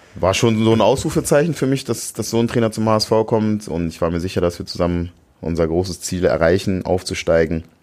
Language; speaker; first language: German; native; German